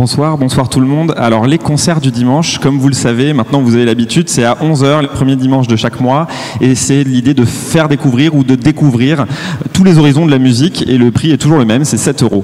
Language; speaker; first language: French; native; French